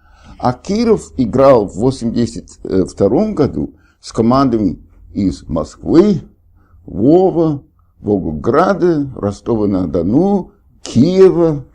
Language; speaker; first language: Russian; non-native, fluent; English